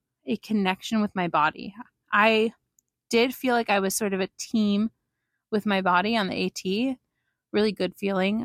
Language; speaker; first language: English; native; English